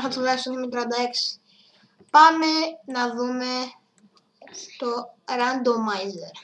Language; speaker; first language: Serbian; early bilingual, heritage; Serbian